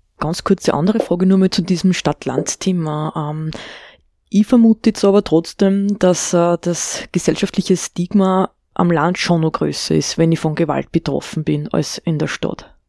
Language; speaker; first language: German; native; German